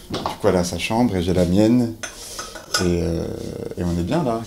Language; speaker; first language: French; native; French